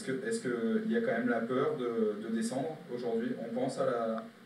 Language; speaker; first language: French; native; French